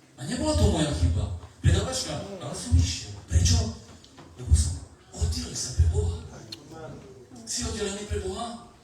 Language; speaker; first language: Slovak; non-native, local second language; Romany